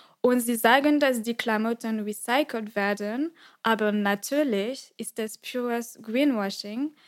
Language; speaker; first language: German; non-native, fluent; French